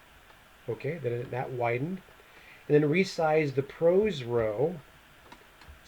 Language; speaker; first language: English; native; English